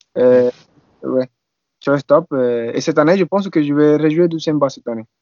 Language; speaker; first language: French; non-native, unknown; Spanish